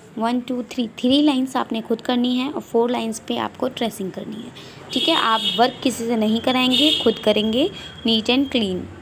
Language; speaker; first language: Urdu; native; Urdu